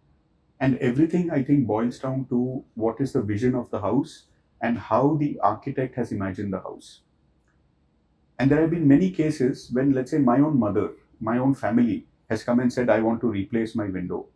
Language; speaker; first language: English; non-native, local second language; Hindi